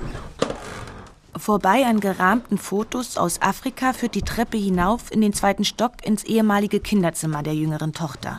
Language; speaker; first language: German; native; German